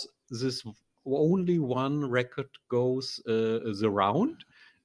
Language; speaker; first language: English; non-native, learner; German